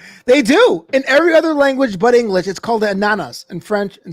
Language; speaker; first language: English; native; English